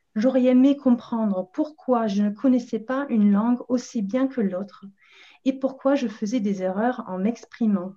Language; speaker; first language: French; non-native, fluent; English